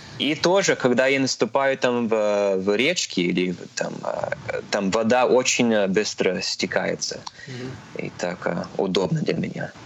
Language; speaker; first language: Russian; early bilingual, heritage; Russian